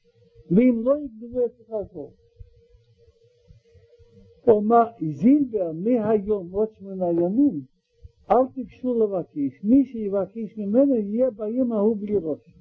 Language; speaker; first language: Hebrew; non-native, learner; Russian